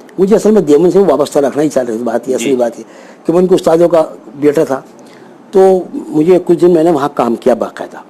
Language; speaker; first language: Urdu; native; Urdu